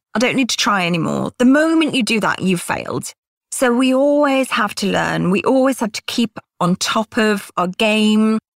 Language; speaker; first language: English; native; English